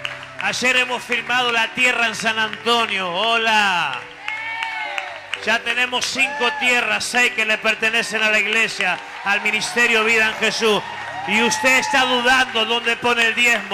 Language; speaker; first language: Spanish; native; Spanish